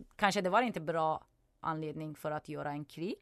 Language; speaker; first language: Swedish; non-native, fluent; Persian